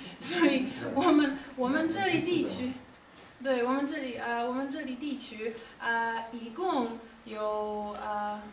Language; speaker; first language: Chinese; non-native, fluent; Polish